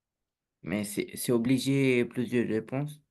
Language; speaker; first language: French; non-native, learner; Romanian